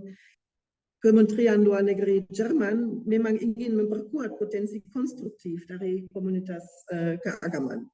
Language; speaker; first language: Indonesian; non-native, fluent; German